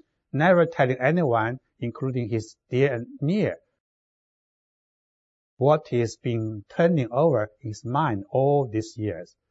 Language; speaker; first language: English; non-native, fluent; Chinese